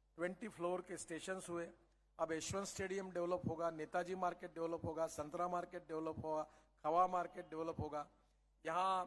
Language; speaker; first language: Hindi; non-native, local second language; Marathi